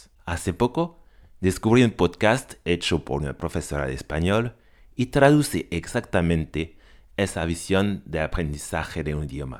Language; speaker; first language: Spanish; non-native, fluent; French